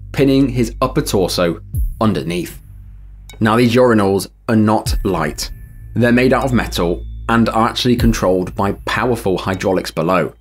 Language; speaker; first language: English; native; English